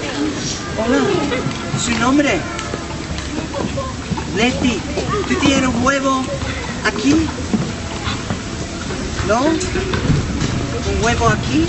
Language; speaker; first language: Spanish; non-native, learner; English